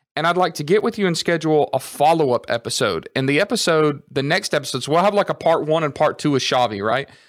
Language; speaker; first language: English; native; English